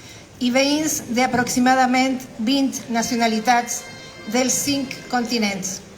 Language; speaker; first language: Catalan; non-native, fluent; Spanish